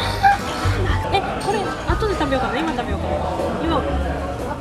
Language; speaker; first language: Korean; non-native, learner; Japanese